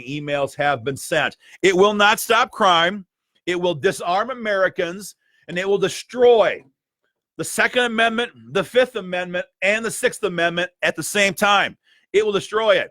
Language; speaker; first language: English; native; English